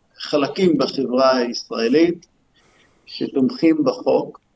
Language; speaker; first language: Hebrew; non-native, local second language; Arabic